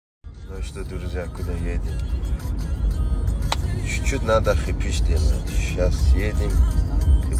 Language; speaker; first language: Russian; non-native, learner; Persian